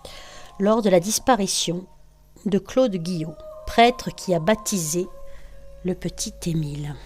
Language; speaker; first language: French; native; French